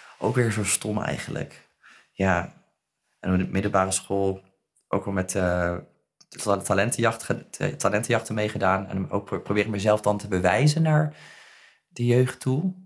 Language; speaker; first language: Dutch; native; Dutch